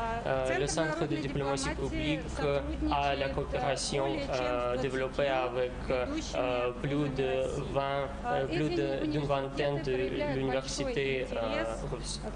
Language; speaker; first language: French; non-native, fluent; Russian